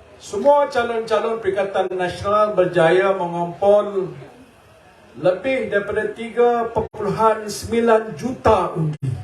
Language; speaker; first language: Malay; native; Malay